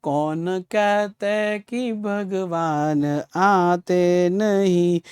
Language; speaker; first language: Hindi; non-native, local second language; Gujarati